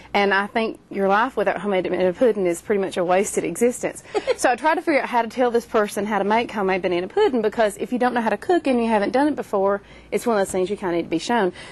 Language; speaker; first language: English; native; English